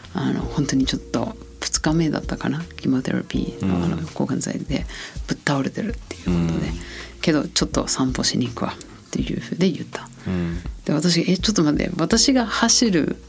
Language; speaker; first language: Japanese; non-native, fluent; English